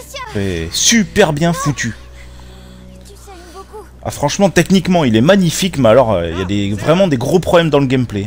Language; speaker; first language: French; native; French